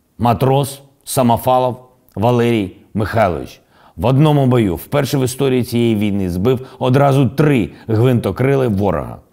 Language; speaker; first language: Ukrainian; non-native, local second language; Russian